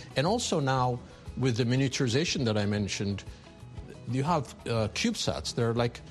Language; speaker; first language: English; non-native, fluent; Amharic